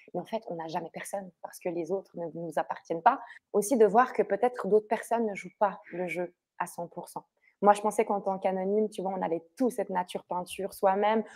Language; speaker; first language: French; early bilingual, other home language; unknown